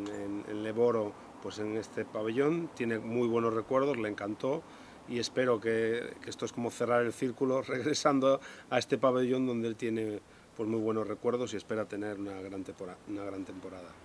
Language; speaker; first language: Spanish; native; Spanish